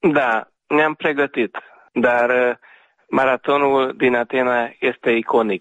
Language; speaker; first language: Romanian; non-native, local second language; Hungarian